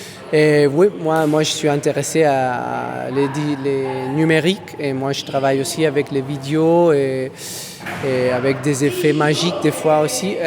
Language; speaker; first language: French; non-native, fluent; Spanish